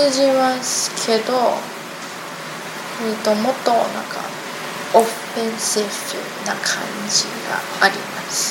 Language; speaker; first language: Japanese; non-native, learner; Chinese